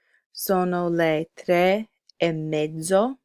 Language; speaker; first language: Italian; non-native, fluent; English